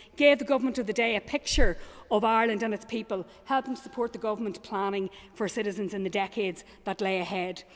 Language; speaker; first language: English; native; English